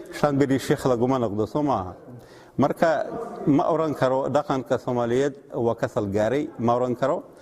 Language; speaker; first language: Somali; non-native, fluent; Russian